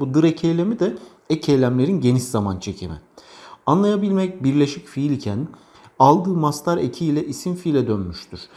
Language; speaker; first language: Turkish; native; Turkish